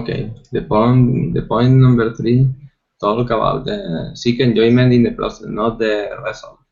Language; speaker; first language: English; non-native, learner; Spanish